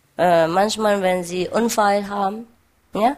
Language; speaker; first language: German; non-native, learner; Vietnamese